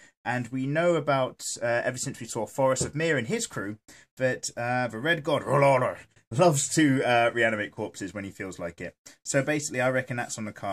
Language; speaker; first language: English; native; English